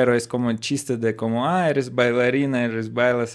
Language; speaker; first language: Spanish; non-native, learner; Russian